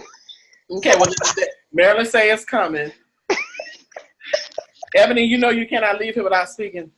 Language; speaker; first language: English; native; English